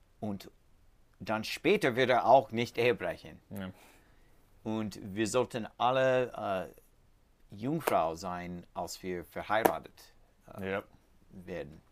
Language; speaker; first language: German; non-native, learner; English